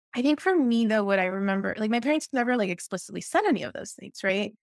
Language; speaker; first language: English; early bilingual, other home language; Spanish